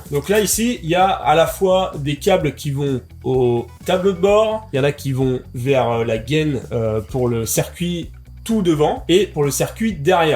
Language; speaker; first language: French; native; French